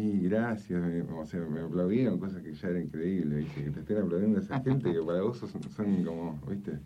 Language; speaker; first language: Spanish; native; Spanish